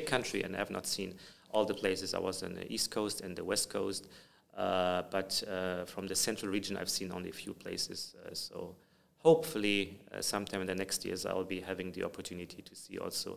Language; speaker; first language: English; non-native, fluent; German